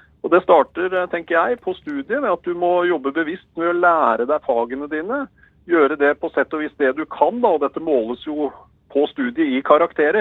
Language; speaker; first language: Norwegian; native; Norwegian